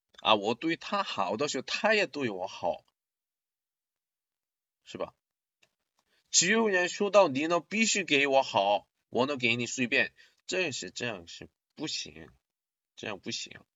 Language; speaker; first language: Chinese; non-native, learner; Korean